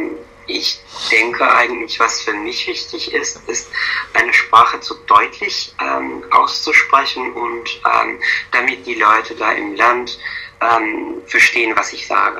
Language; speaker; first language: German; non-native, fluent; English